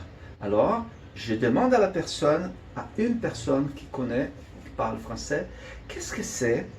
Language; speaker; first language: French; non-native, fluent; Portuguese